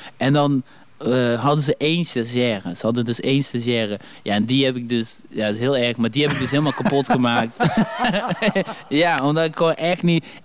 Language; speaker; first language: Dutch; early bilingual, other home language; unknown